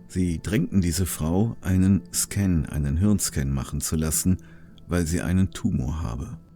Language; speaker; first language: German; native; German